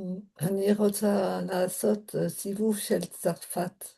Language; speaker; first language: Hebrew; non-native, learner; French